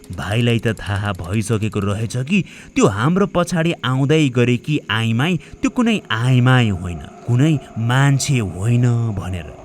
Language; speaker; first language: Nepali; native; Nepali